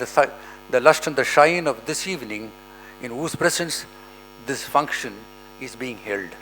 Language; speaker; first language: English; non-native, local second language; Tamil